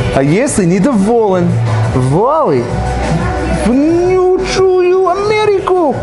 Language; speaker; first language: Russian; non-native, learner; English